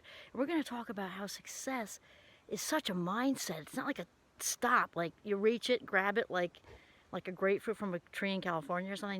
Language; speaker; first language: English; native; English